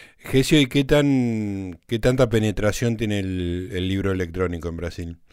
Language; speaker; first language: Spanish; native; Spanish